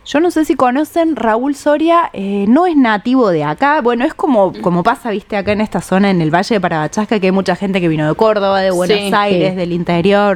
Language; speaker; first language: Spanish; native; Spanish